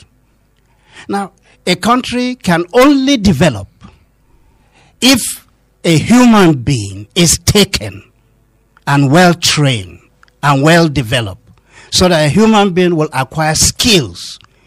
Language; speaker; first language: English; non-native, local second language; Hausa